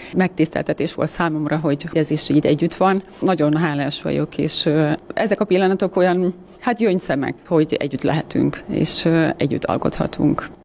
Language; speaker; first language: Hungarian; non-native, fluent; Finnish